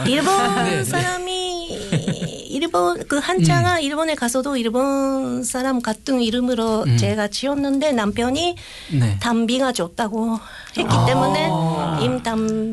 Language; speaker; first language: Korean; non-native, fluent; Japanese